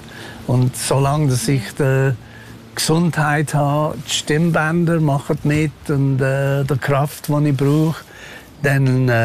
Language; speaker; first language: German; non-native, fluent; Maltese